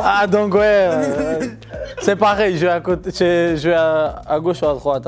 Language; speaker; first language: French; non-native, fluent; Portuguese